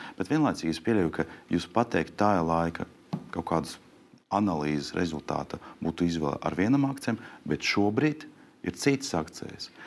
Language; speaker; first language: Latvian; non-native, local second language; Russian